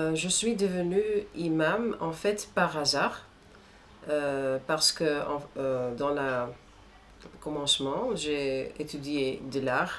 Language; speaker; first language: French; non-native, fluent; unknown